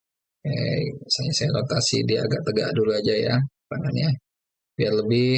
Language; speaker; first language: Indonesian; native; Indonesian